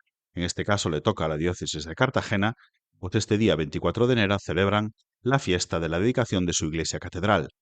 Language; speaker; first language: Spanish; native; Spanish